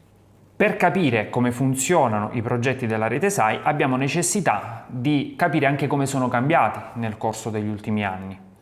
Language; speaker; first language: Italian; native; Italian